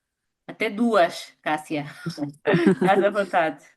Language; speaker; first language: Portuguese; native; Portuguese